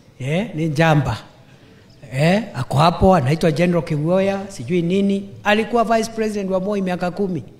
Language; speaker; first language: Swahili; non-native, local second language; Meru